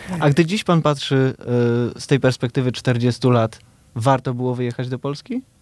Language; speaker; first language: Polish; native; Polish